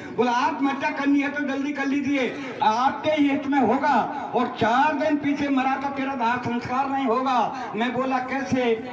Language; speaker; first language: Hindi; native; Hindi